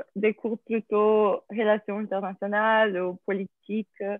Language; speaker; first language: French; non-native, fluent; English